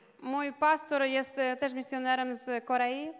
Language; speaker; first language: Polish; non-native, learner; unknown